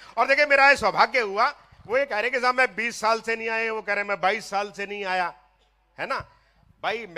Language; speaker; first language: Hindi; non-native, local second language; Punjabi